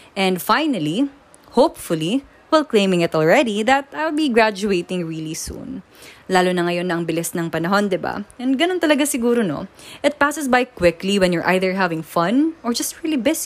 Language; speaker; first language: English; non-native, local second language; Waray